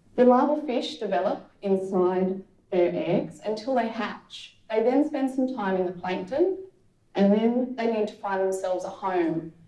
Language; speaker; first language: English; native; English